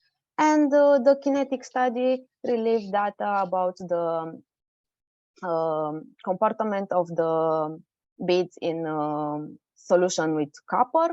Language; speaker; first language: English; non-native, learner; Romanian